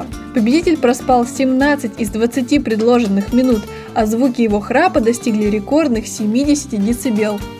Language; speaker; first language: Russian; native; Russian